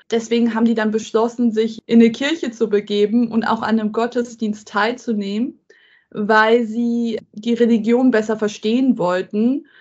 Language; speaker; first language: German; early bilingual, other home language; Persian